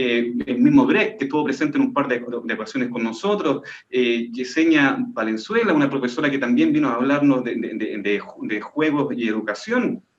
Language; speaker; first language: Spanish; native; Spanish